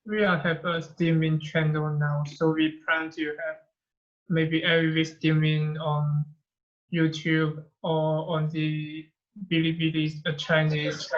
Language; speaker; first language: English; non-native, fluent; Chinese